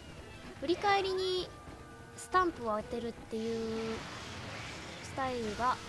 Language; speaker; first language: Japanese; native; Japanese